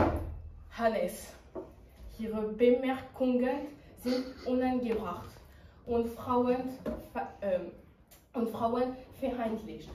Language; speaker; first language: German; non-native, learner; French